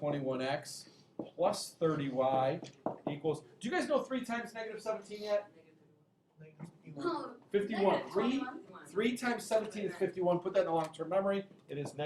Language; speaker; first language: English; native; English